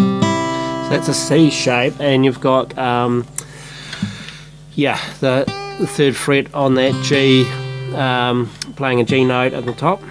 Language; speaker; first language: English; native; English